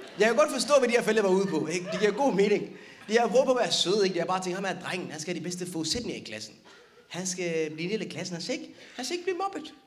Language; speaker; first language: Danish; early bilingual, other home language; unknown